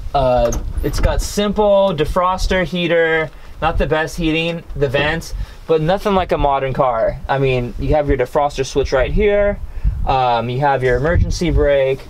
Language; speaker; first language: English; native; English